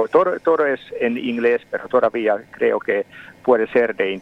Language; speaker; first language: Spanish; non-native, fluent; Finnish